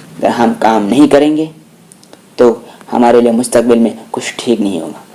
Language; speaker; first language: Urdu; native; Urdu